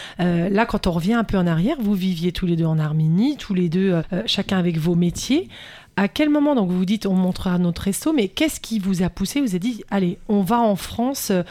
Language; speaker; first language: French; native; French